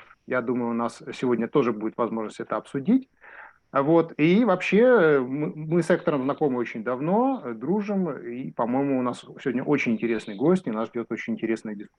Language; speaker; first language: Russian; native; Russian